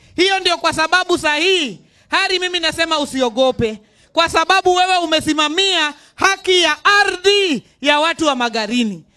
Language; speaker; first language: Swahili; non-native, local second language; Luo (Kenya and Tanzania)